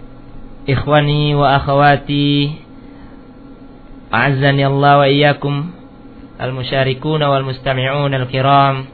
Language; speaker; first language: Arabic; non-native, fluent; Indonesian